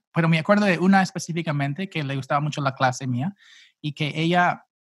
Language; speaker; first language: Spanish; non-native, fluent; English